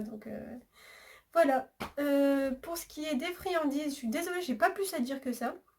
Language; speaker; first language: French; native; French